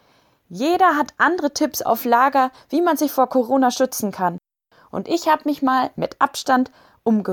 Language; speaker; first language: German; native; German